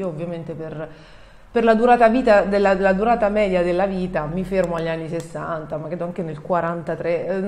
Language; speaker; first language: Italian; native; Italian